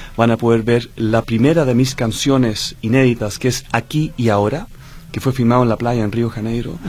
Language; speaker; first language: Spanish; early bilingual, heritage; Spanish